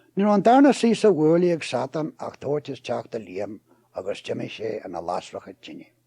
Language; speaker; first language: Irish; native; Irish